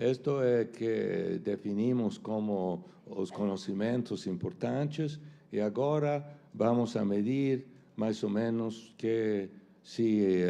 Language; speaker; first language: Portuguese; non-native, fluent; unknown